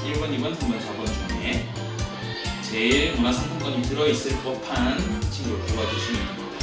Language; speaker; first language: Korean; native; Korean